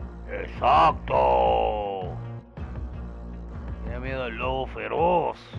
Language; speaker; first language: Spanish; native; Spanish